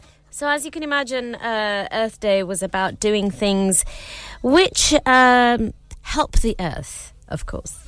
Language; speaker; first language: English; early bilingual, other home language; Urdu